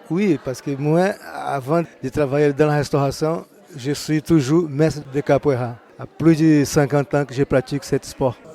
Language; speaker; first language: French; non-native, fluent; Portuguese